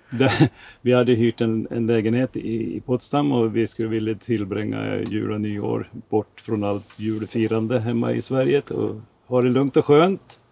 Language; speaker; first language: Swedish; native; Swedish